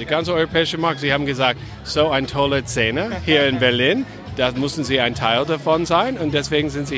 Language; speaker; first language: German; non-native, fluent; English